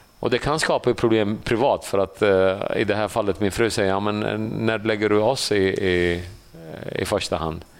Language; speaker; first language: Swedish; early bilingual, other home language; Assyrian Neo-Aramaic